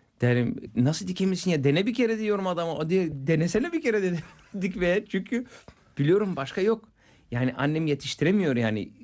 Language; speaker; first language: Turkish; non-native, fluent; Bulgarian